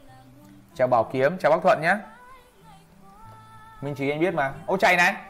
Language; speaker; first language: Vietnamese; native; Vietnamese